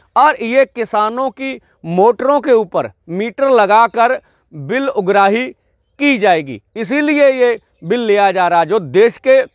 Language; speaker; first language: Hindi; non-native, local second language; Punjabi